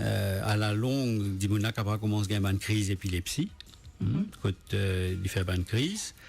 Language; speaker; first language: French; non-native, local second language; Morisyen